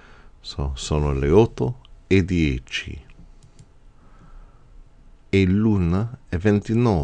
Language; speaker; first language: Italian; non-native, fluent; English